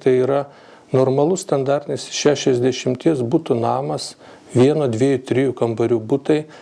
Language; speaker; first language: Lithuanian; native; Lithuanian